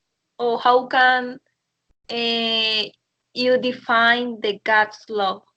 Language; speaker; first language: English; non-native, learner; Spanish